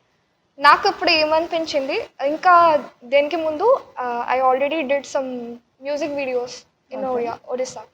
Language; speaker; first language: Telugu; non-native, learner; Odia